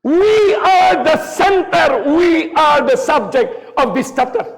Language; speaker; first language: English; non-native, local second language; Filipino